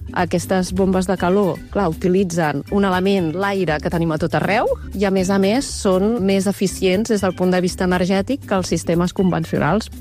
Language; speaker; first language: Catalan; native; Catalan